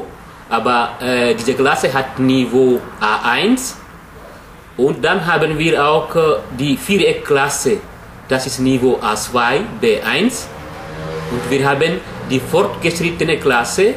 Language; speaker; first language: German; non-native, fluent; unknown